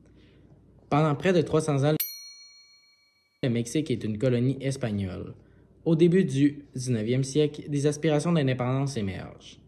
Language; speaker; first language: French; native; French